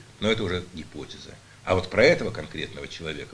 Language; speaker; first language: Russian; native; Russian